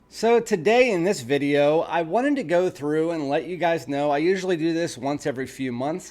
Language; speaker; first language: English; native; English